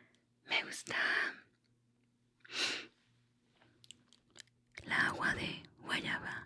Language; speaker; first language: Spanish; early bilingual, heritage; Spanish